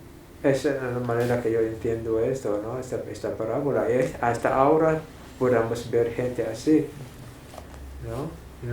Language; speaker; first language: Spanish; non-native, fluent; English